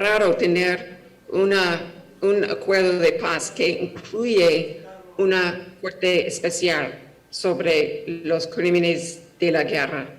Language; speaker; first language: Spanish; non-native, fluent; English